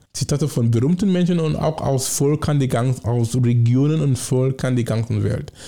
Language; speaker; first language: German; non-native, fluent; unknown